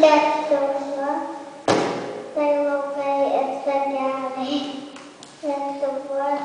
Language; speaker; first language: Lithuanian; early bilingual, heritage; Lithuanian